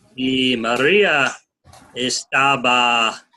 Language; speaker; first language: Spanish; non-native, learner; English